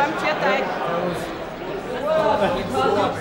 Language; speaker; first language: German; native; German